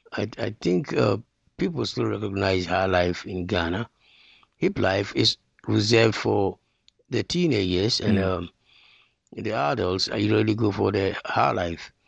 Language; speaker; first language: English; non-native, local second language; Akan